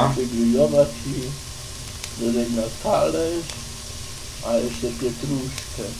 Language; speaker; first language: Polish; native; Polish